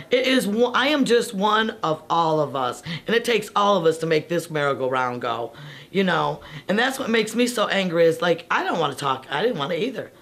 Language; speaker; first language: English; native; English